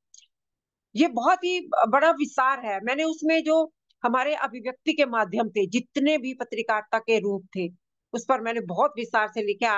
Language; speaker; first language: Hindi; native; Hindi